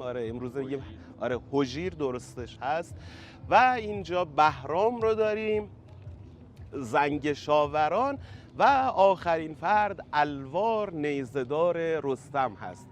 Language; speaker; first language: Persian; native; Persian